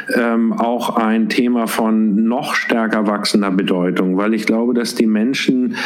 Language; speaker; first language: German; native; German